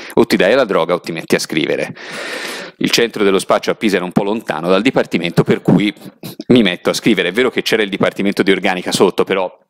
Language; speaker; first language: Italian; native; Italian